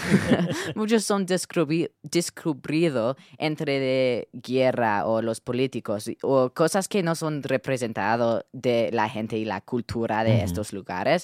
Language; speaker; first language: Spanish; non-native, learner; English